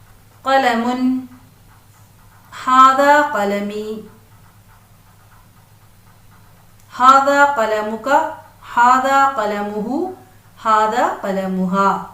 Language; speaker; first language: Arabic; non-native, fluent; Urdu